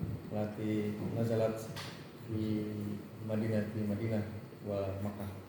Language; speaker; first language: Arabic; non-native, learner; Indonesian